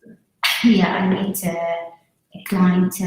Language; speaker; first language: English; non-native, learner; Arabic